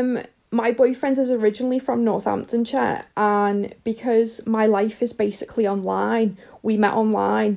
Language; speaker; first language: English; native; English